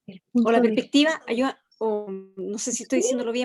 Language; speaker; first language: Spanish; native; Spanish